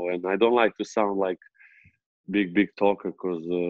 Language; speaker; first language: English; non-native, fluent; Serbian